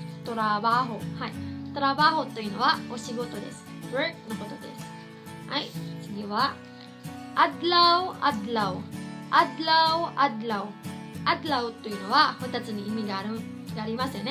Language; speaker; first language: Japanese; non-native, fluent; Cebuano